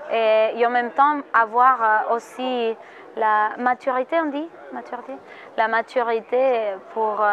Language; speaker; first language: French; non-native, fluent; Spanish